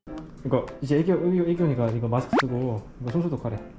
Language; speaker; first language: Korean; native; Korean